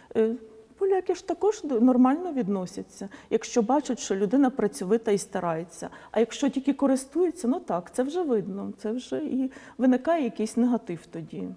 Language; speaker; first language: Ukrainian; non-native, local second language; Polish